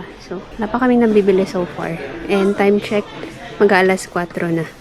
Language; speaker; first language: Filipino; native; Filipino